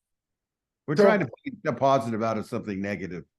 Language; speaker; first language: English; native; English